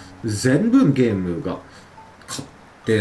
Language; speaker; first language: Japanese; non-native, learner; English